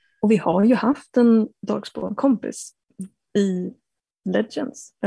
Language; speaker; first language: Swedish; native; Swedish